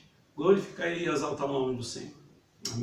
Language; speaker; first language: Portuguese; native; Portuguese